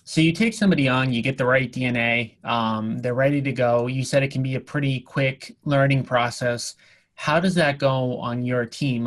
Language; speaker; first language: English; native; English